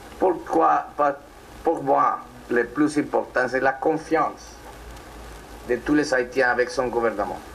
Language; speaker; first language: French; non-native, learner; Spanish